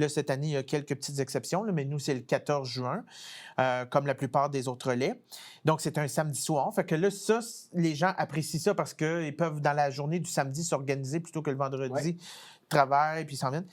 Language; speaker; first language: French; native; French